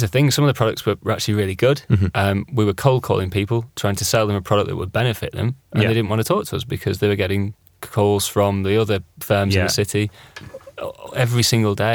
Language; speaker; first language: English; native; English